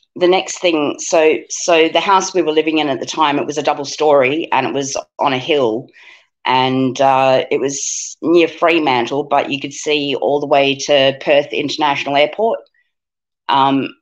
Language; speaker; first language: English; native; English